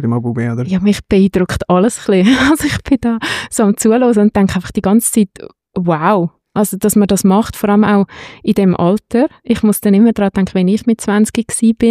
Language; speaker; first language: German; native; German